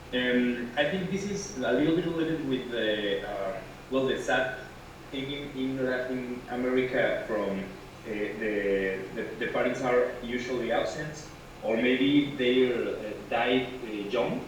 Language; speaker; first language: English; non-native, learner; Spanish